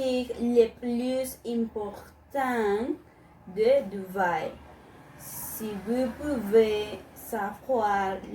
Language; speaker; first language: French; non-native, learner; Spanish